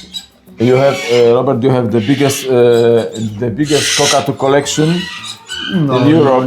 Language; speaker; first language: English; non-native, learner; Polish